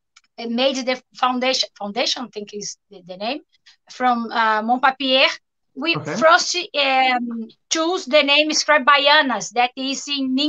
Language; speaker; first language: English; non-native, learner; Portuguese